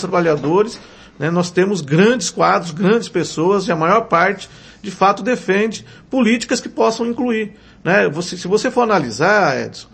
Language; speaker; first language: Portuguese; native; Portuguese